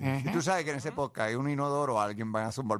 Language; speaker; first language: Spanish; native; Spanish